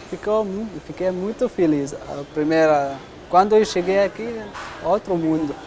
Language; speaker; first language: Portuguese; non-native, local second language; Arabic